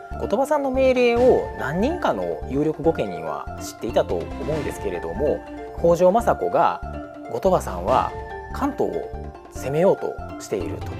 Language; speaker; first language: Japanese; native; Japanese